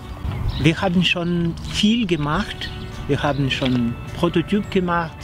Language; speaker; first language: German; non-native, learner; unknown